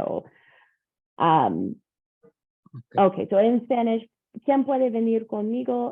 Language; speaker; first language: Spanish; non-native, learner; English